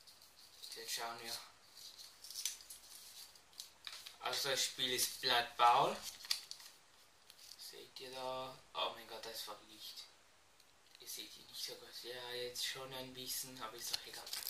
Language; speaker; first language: German; early bilingual, other home language; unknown